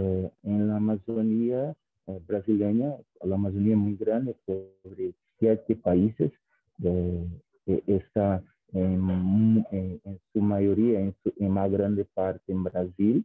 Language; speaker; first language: Spanish; non-native, fluent; Portuguese